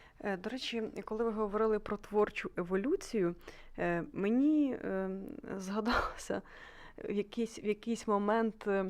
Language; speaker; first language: Ukrainian; native; Ukrainian